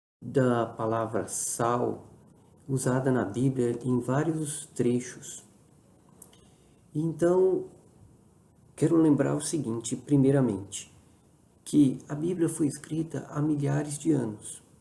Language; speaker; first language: Portuguese; native; Portuguese